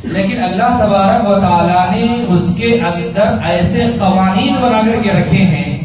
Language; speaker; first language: Urdu; native; Urdu